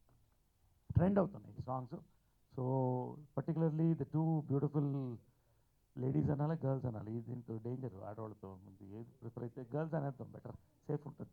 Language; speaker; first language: Telugu; native; Telugu